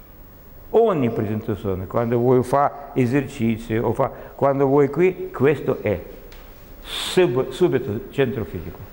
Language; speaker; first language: Italian; non-native, learner; Russian